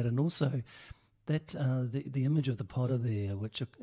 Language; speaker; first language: English; native; English